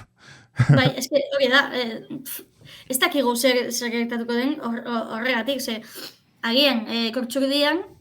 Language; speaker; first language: Basque; non-native, fluent; Catalan